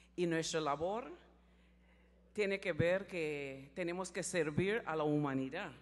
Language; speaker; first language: Spanish; non-native, learner; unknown